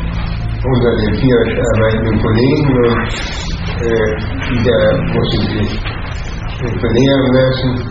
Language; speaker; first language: German; native; German